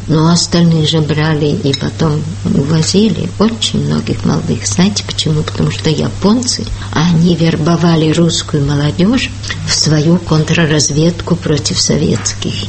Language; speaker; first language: Russian; early bilingual, heritage; Russian